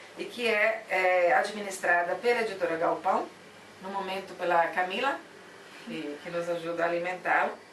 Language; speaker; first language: Portuguese; non-native, fluent; Italian